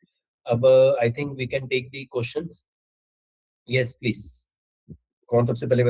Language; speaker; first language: Hindi; native; Hindi